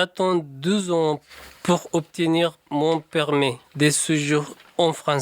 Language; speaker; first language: French; non-native, learner; Tigrinya